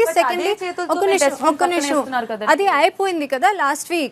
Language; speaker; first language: Telugu; non-native, learner; Hindi